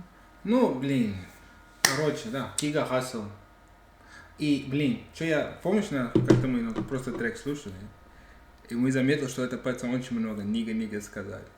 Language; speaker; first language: Russian; non-native, fluent; English